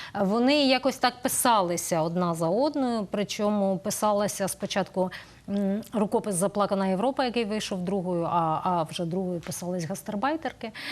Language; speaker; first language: Ukrainian; native; Ukrainian